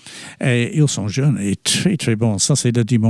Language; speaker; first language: French; non-native, fluent; English